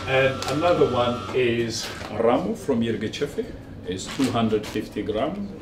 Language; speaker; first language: English; non-native, local second language; Amharic